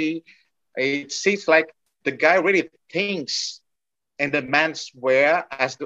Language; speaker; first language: English; non-native, fluent; Portuguese